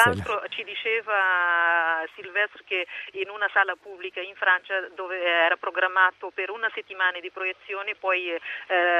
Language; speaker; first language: Italian; non-native, fluent; Portuguese